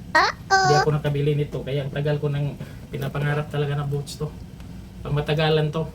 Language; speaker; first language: Filipino; non-native, local second language; Cebuano